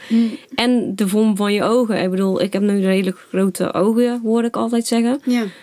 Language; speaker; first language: Dutch; native; Dutch